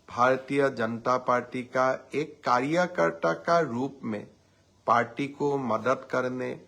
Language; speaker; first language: Hindi; non-native, local second language; Assamese